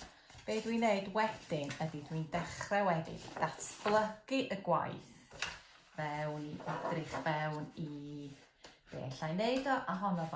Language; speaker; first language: Welsh; native; Welsh